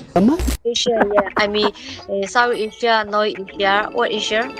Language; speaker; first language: English; non-native, learner; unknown